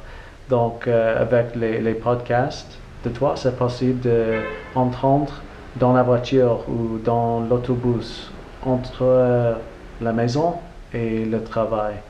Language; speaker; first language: French; non-native, learner; English